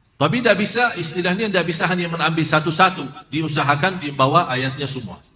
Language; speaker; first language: Indonesian; non-native, fluent; Arabic